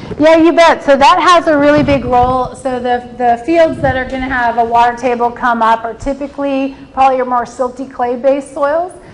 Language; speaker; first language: English; native; English